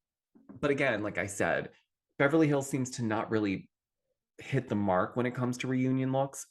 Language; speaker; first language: English; native; English